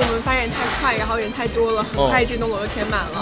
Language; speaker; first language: Chinese; native; Chinese